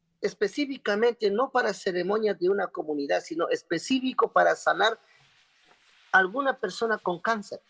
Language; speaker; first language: Spanish; non-native, local second language; Quechua